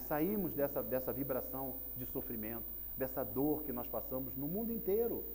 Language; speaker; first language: Portuguese; native; Portuguese